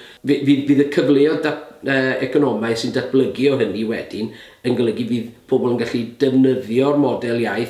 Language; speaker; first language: Welsh; native; Welsh